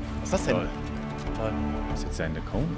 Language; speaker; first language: German; native; German